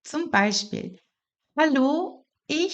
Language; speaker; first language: German; non-native, fluent; Portuguese